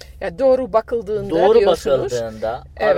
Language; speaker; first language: Turkish; non-native, fluent; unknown